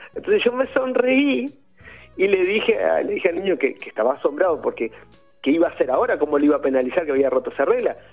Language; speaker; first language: Spanish; native; Spanish